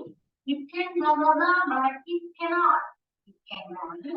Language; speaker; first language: English; non-native, fluent; Indonesian